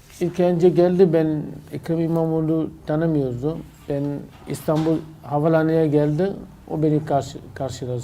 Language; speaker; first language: Turkish; non-native, learner; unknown